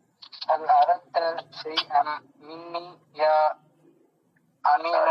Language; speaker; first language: Arabic; non-native, learner; Tamil